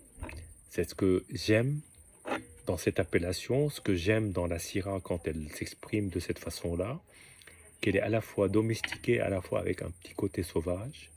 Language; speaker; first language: French; native; French